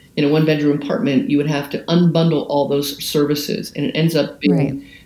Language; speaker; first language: English; native; English